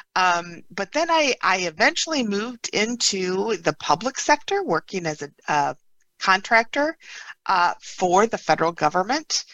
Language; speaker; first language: English; native; English